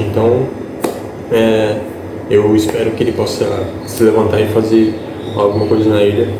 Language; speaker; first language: Portuguese; native; Portuguese